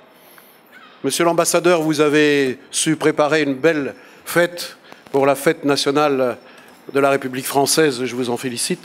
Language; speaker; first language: French; native; French